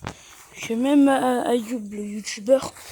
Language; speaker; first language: French; early bilingual, other home language; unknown